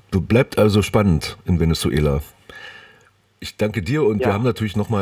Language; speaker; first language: German; native; German